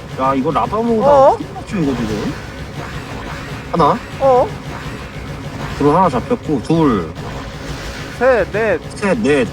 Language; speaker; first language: Korean; native; Korean